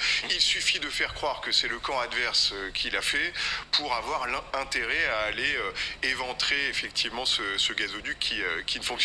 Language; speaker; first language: French; native; French